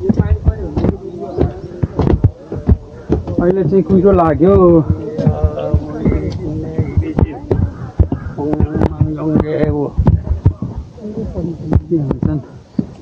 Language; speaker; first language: Nepali; native; Nepali